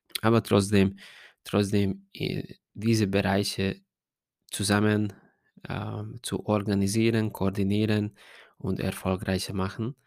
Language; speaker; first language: German; non-native, fluent; Hungarian